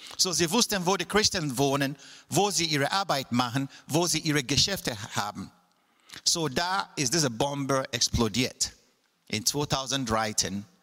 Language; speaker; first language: German; non-native, fluent; Igbo